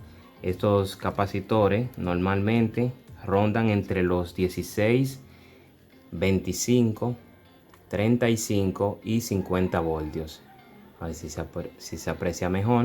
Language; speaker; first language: Spanish; native; Spanish